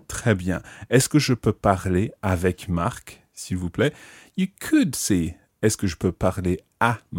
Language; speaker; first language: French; non-native, fluent; English